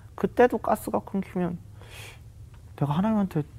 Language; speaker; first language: Korean; native; Korean